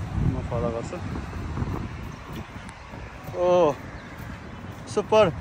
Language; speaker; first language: English; non-native, learner; Nepali